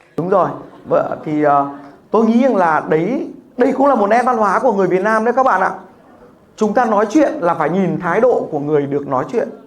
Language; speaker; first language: Vietnamese; native; Vietnamese